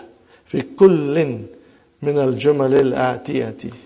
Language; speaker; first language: Arabic; non-native, fluent; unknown